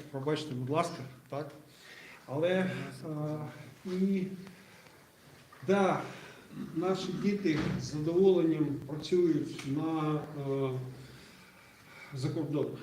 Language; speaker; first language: Ukrainian; non-native, local second language; Russian